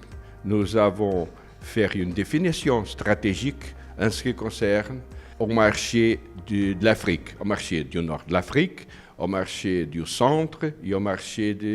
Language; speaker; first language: French; non-native, learner; Portuguese